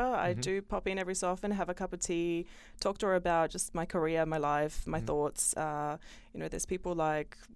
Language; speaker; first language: English; early bilingual, other home language; Bosnian